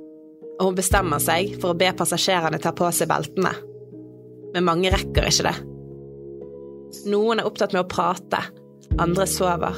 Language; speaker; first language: Norwegian; native; Norwegian